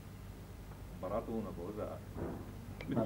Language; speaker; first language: Italian; non-native, learner; French